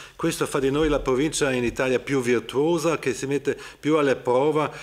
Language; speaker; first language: Italian; non-native, local second language; German